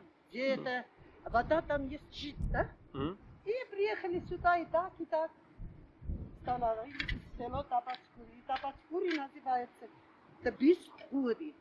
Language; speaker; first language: Russian; non-native, local second language; Armenian